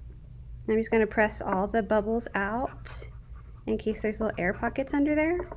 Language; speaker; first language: English; native; English